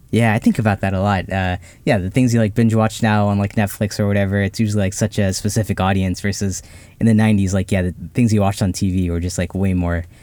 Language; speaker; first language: English; early bilingual, other home language; Hindi